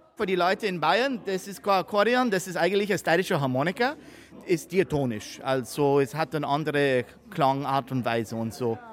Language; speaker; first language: German; early bilingual, heritage; English